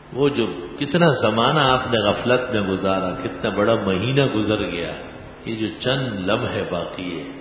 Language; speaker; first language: Urdu; non-native, local second language; Pashto